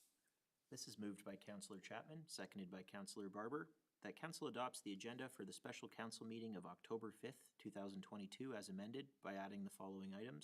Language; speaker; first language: English; native; English